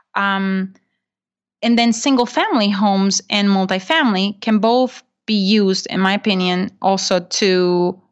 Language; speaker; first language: English; non-native, fluent; Spanish